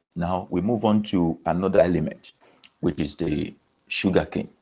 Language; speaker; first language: English; non-native, local second language; Yoruba